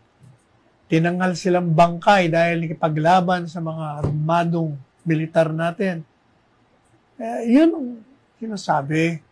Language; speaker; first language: Filipino; native; Filipino